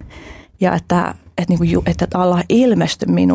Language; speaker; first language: Finnish; early bilingual, other home language; Albanian